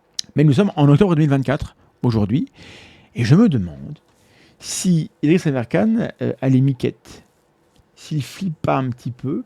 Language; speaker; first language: French; native; French